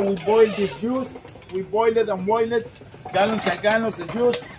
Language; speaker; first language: English; non-native, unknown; Spanish